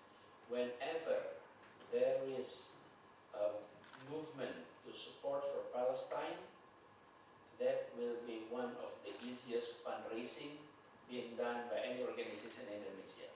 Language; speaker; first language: English; non-native, fluent; Indonesian